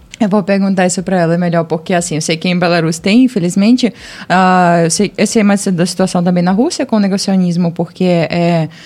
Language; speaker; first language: Portuguese; non-native, fluent; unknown